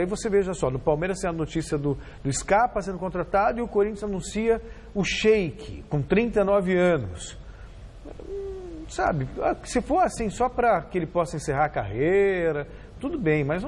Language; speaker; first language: Portuguese; native; Portuguese